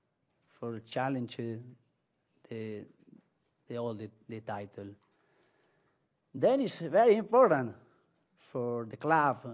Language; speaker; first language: English; non-native, learner; Spanish